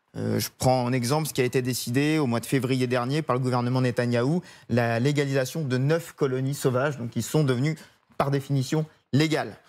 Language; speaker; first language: French; native; French